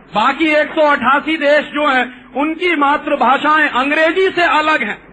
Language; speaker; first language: Hindi; native; Hindi